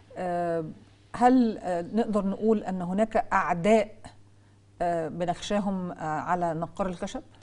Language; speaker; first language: Egyptian Arabic; native; Egyptian Arabic